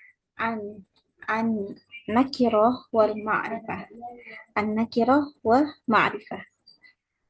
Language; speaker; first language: Arabic; non-native, learner; Indonesian